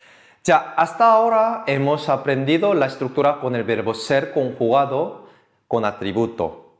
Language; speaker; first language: Spanish; non-native, fluent; Korean